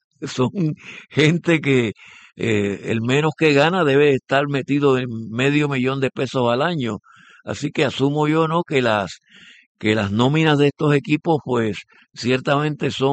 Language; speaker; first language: Spanish; native; Spanish